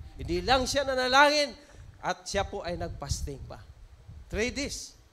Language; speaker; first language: Filipino; non-native, local second language; Cebuano